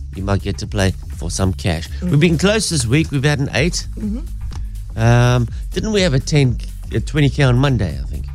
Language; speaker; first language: English; native; English